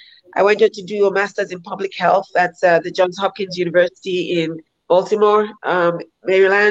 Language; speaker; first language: English; non-native, local second language; Yoruba